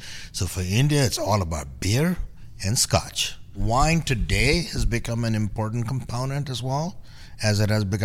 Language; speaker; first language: English; non-native, local second language; Punjabi